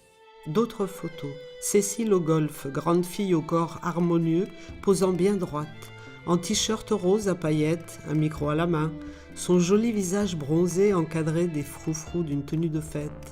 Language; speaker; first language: French; native; French